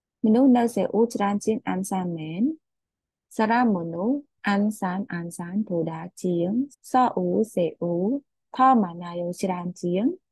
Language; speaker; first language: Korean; non-native, fluent; Khmer